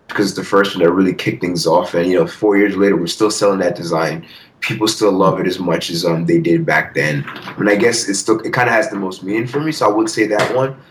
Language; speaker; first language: English; early bilingual, other home language; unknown